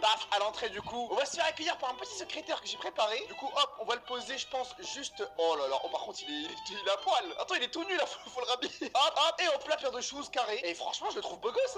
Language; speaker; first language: French; native; French